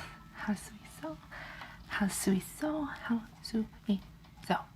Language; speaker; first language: Korean; non-native, learner; English